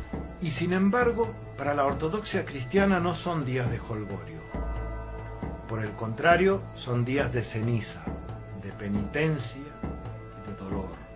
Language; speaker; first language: Spanish; native; Spanish